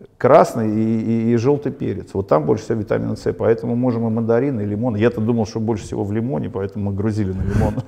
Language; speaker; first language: Russian; native; Russian